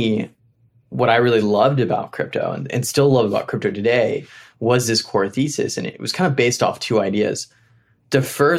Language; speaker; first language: English; native; English